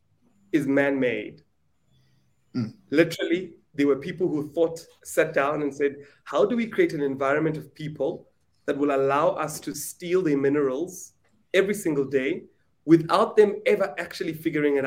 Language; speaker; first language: English; non-native, local second language; Venda